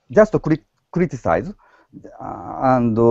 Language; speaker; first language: English; non-native, learner; Japanese